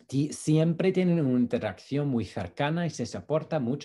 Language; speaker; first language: Spanish; non-native, fluent; English